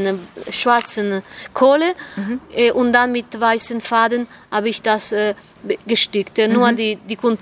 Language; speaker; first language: German; non-native, fluent; Italian